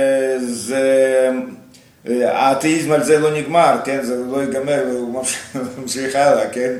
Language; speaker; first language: Hebrew; non-native, fluent; Russian